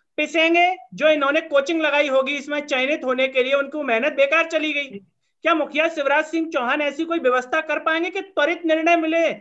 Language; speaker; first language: Hindi; native; Hindi